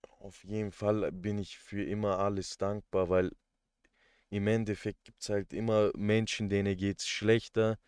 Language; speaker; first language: German; early bilingual, other home language; Turkish